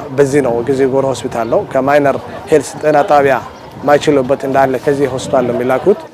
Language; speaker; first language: Amharic; non-native, local second language; Somali